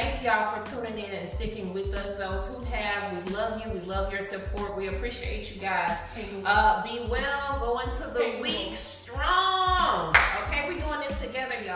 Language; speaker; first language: English; native; English